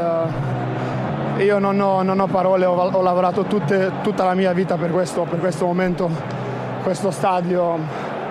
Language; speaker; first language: Italian; non-native, learner; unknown